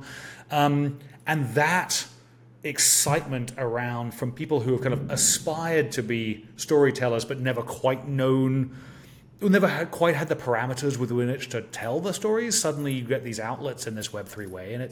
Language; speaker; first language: English; native; English